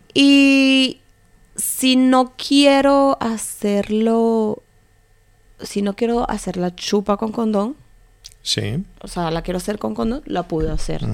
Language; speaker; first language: Spanish; native; Spanish